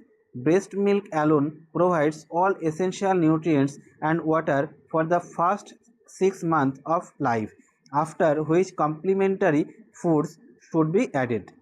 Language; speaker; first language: English; non-native, local second language; Bangla